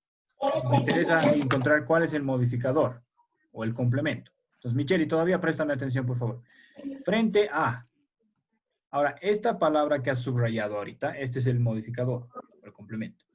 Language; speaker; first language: Spanish; native; Spanish